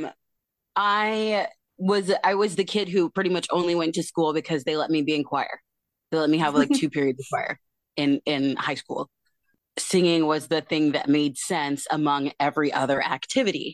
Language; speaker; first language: English; native; English